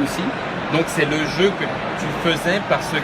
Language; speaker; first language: French; native; French